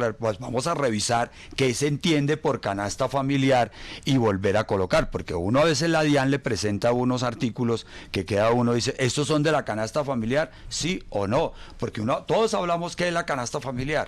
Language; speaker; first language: Spanish; native; Spanish